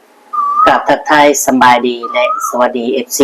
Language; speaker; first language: Thai; non-native, local second language; Northeastern Thai